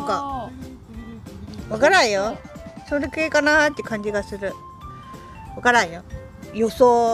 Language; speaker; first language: Japanese; native; Japanese